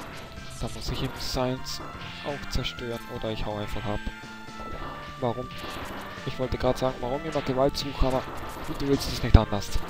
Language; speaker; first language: German; native; German